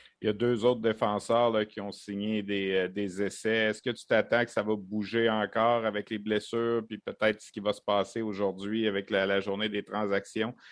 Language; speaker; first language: French; native; French